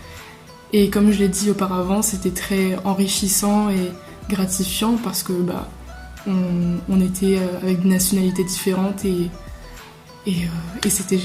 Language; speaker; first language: French; native; French